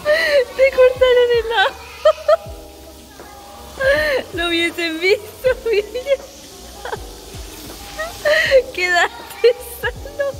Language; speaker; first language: Spanish; native; Spanish